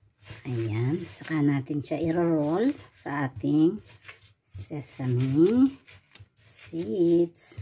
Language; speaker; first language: Filipino; native; Filipino